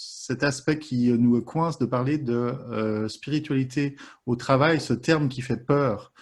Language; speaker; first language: French; native; French